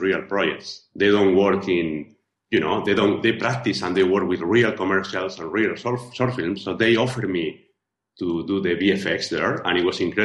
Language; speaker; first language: English; non-native, fluent; Spanish